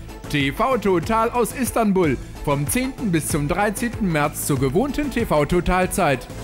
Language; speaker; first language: German; native; German